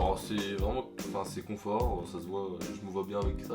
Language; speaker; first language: French; native; French